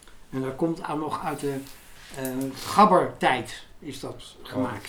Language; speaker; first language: Dutch; native; Dutch